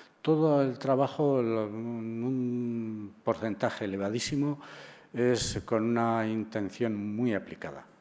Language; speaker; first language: Spanish; native; Spanish